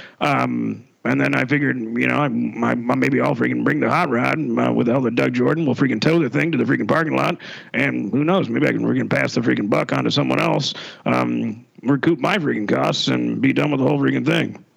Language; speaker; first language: English; native; English